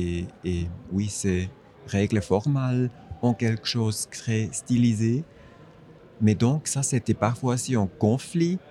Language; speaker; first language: French; non-native, fluent; German